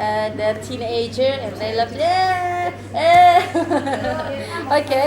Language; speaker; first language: English; non-native, fluent; Indonesian